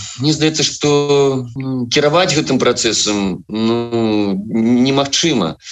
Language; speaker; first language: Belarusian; non-native, local second language; Russian